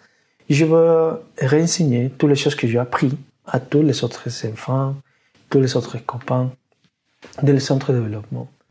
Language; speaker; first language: French; non-native, learner; Spanish